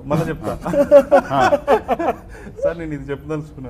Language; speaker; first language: Telugu; native; Telugu